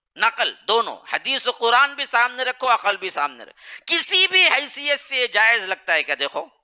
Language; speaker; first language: Urdu; native; Urdu